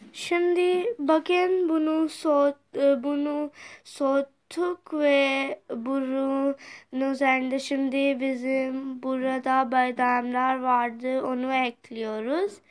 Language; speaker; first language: Turkish; non-native, learner; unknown